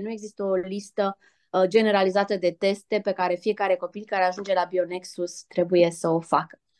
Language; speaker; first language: Romanian; native; Romanian